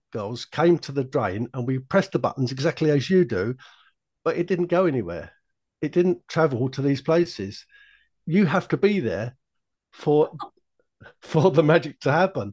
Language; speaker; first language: English; native; English